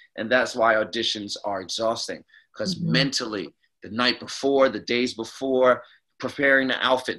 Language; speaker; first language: English; native; English